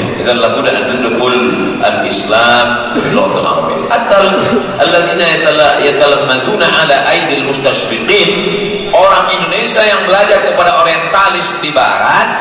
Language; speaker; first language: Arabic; non-native, fluent; Indonesian